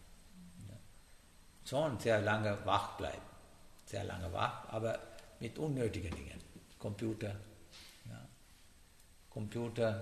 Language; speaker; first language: German; non-native, learner; Sinhala